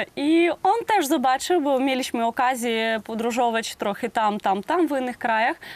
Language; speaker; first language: Polish; non-native, learner; Ukrainian